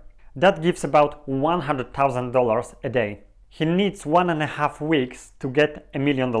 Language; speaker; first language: English; non-native, fluent; Polish